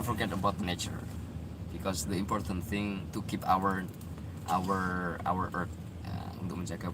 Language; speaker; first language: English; non-native, learner; Indonesian